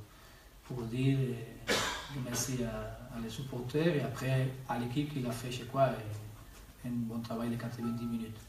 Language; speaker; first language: French; non-native, learner; Spanish